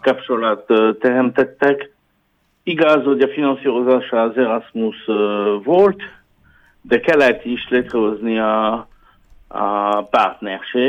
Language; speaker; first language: Hungarian; non-native, learner; French